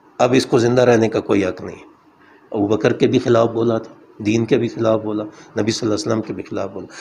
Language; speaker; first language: Urdu; non-native, local second language; Punjabi